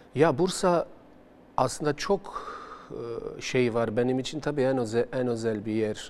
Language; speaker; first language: Turkish; non-native, fluent; Bosnian